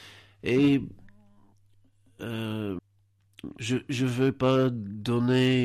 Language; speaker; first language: French; non-native, learner; Dutch